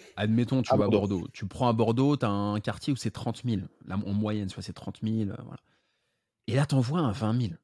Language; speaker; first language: French; native; French